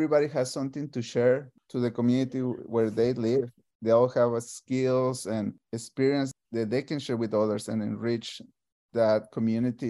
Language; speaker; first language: English; non-native, fluent; Spanish